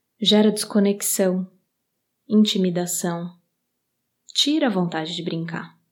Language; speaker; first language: Portuguese; native; Portuguese